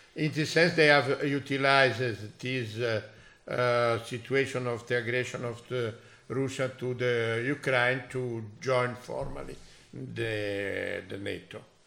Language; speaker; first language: English; non-native, fluent; Italian